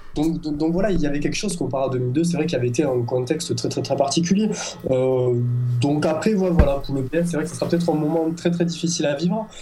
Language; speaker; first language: French; native; French